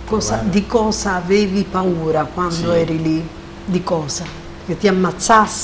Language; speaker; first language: Italian; native; Italian